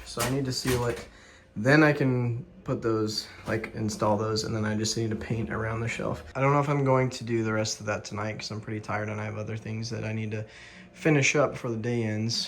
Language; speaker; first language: English; native; English